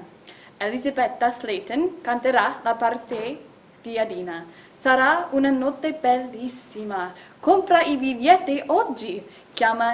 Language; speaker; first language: Italian; non-native, learner; English